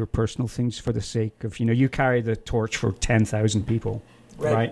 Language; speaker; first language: English; native; English